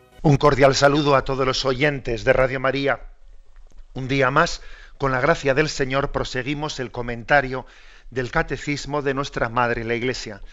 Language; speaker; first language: Spanish; native; Spanish